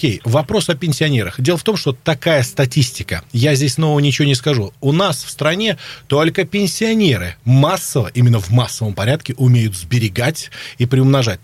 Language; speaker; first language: Russian; native; Russian